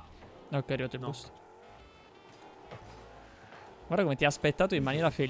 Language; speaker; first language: Italian; native; Italian